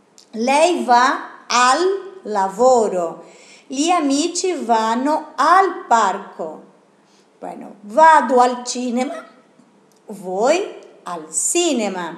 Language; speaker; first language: Italian; non-native, fluent; Portuguese